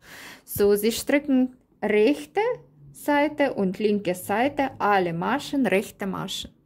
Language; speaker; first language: German; non-native, learner; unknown